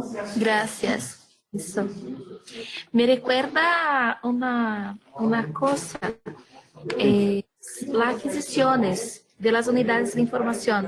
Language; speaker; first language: Spanish; non-native, learner; Portuguese